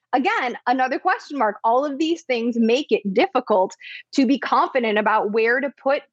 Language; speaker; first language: English; native; English